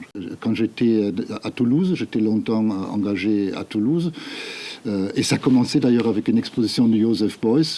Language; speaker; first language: French; non-native, fluent; German